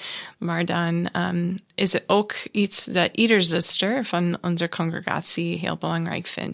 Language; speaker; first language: Dutch; non-native, learner; English